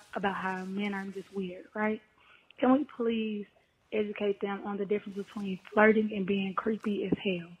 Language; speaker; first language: English; native; English